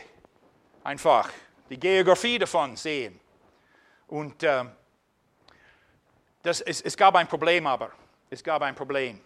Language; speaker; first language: German; non-native, fluent; English